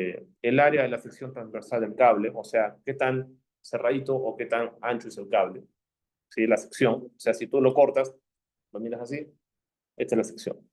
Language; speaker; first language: Spanish; native; Spanish